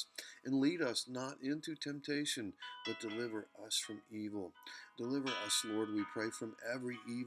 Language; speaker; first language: English; native; English